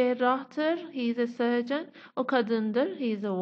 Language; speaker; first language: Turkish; non-native, fluent; Persian